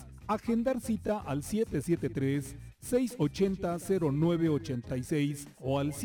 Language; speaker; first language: Spanish; native; Spanish